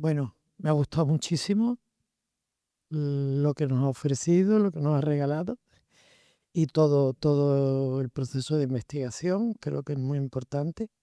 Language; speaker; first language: Spanish; native; Spanish